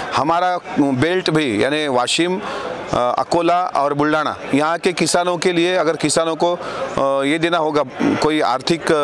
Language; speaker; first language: Hindi; non-native, local second language; Marathi